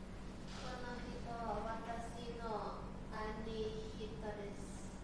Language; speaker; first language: Japanese; non-native, learner; Indonesian